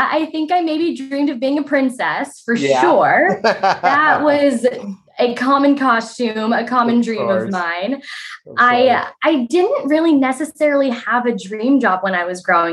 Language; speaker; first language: English; native; English